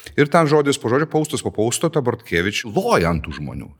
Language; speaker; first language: Lithuanian; native; Lithuanian